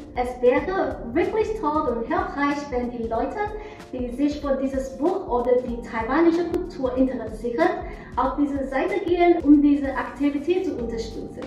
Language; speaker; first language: German; non-native, learner; Chinese